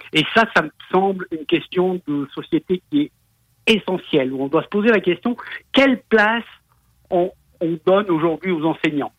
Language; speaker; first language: French; native; French